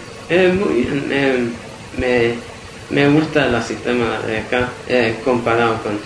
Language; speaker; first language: Spanish; early bilingual, heritage; Spanish